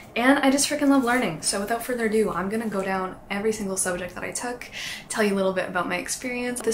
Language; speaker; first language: English; native; English